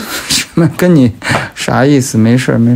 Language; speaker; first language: Chinese; native; Chinese